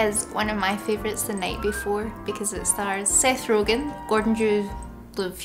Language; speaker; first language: English; native; English